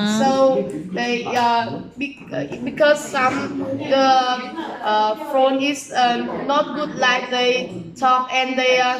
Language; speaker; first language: English; non-native, learner; Vietnamese